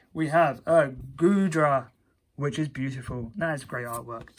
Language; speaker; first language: English; native; English